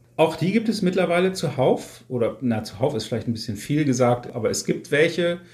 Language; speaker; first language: German; native; German